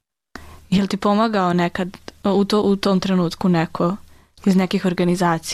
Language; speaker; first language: Serbian; native; Serbian